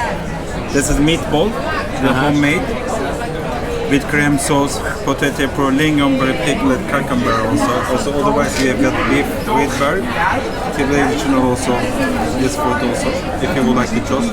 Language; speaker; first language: English; non-native, learner; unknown